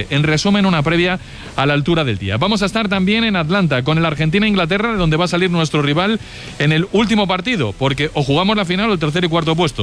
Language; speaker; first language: Spanish; native; Spanish